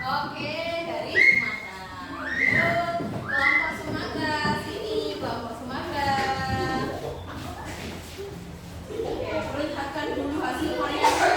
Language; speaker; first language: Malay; non-native, local second language; Javanese